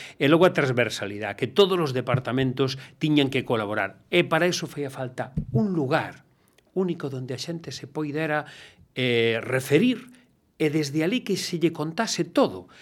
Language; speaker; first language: Galician; non-native, local second language; Spanish